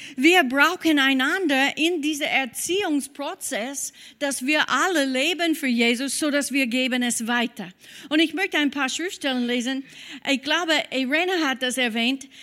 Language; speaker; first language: German; non-native, fluent; English